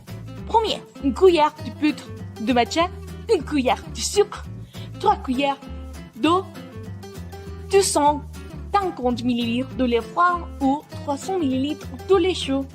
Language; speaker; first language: French; non-native, learner; Spanish